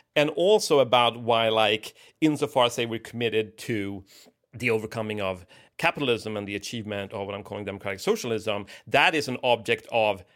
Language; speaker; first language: English; non-native, fluent; Swedish